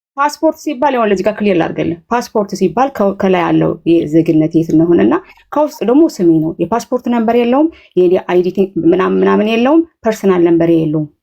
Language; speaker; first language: Amharic; native; Amharic